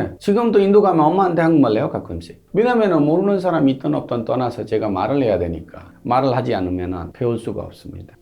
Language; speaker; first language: Korean; non-native, fluent; Hindi